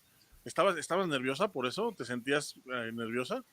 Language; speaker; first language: Spanish; native; Spanish